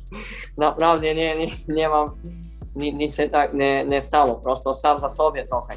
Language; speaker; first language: Polish; non-native, learner; Serbian